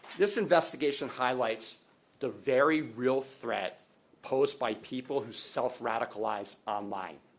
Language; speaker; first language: English; native; English